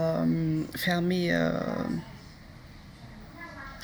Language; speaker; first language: French; non-native, learner; German